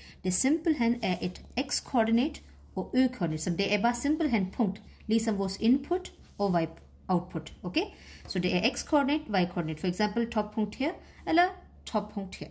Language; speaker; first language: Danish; non-native, fluent; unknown